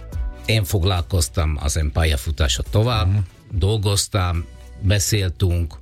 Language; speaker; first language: Hungarian; non-native, learner; Italian